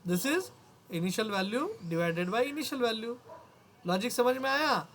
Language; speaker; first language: Hindi; non-native, local second language; Marathi